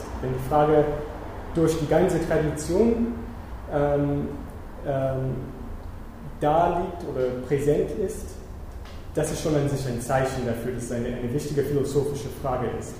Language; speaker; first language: German; non-native, fluent; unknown